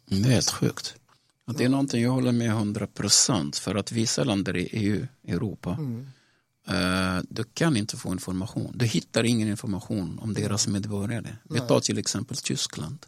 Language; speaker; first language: Swedish; non-native, fluent; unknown